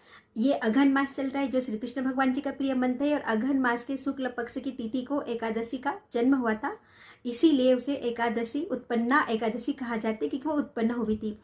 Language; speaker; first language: Hindi; native; Hindi